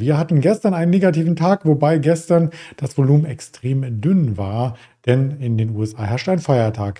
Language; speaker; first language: German; native; German